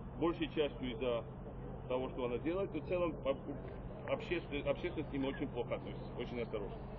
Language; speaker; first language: Russian; non-native, local second language; Georgian